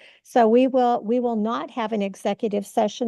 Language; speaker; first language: English; native; English